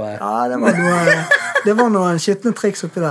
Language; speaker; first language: Norwegian; native; Norwegian